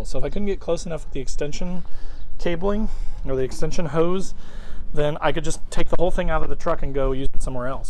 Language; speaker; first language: English; native; English